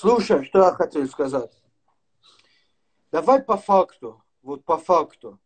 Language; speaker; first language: Russian; native; Russian